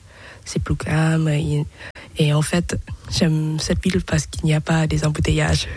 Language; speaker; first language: French; non-native, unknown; Thai